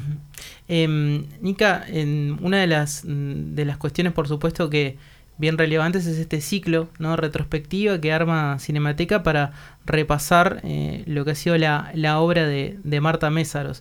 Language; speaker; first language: Spanish; native; Spanish